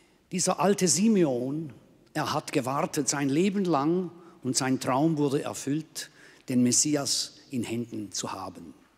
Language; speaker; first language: German; native; German